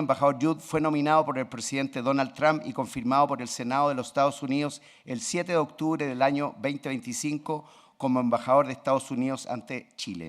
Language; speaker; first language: Spanish; native; Spanish